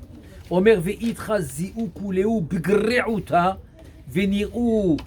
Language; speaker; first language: Hebrew; non-native, fluent; French